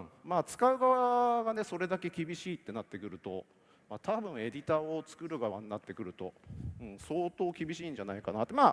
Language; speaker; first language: Japanese; native; Japanese